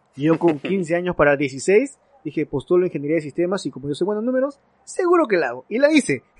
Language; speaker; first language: Spanish; native; Spanish